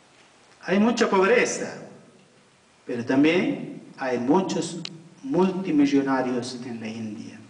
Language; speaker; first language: Spanish; non-native, fluent; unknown